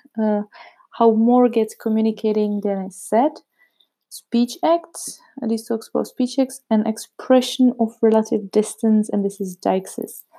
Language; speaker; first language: English; non-native, fluent; Czech